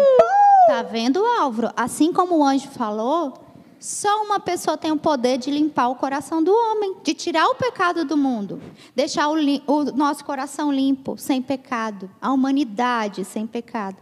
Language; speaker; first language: Portuguese; native; Portuguese